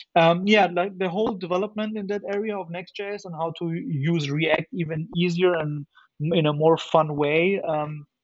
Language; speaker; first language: English; non-native, fluent; German